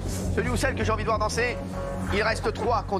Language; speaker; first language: French; native; French